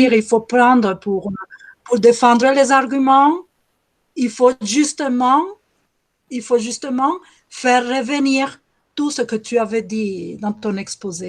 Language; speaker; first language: French; non-native, fluent; Spanish